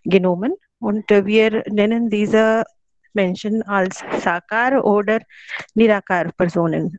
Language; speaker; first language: German; non-native, learner; Hindi